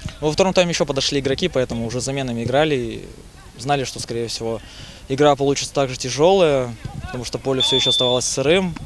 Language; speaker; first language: Russian; native; Russian